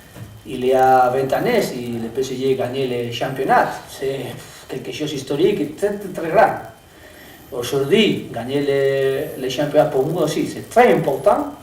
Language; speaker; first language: French; non-native, learner; Spanish